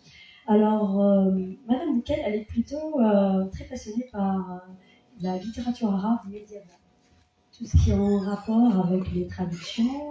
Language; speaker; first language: French; non-native, local second language; Arabic